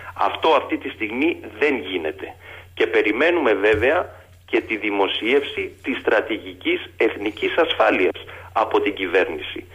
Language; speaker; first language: Greek; native; Greek